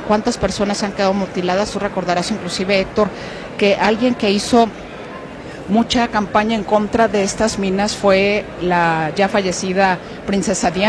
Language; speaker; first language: Spanish; native; Spanish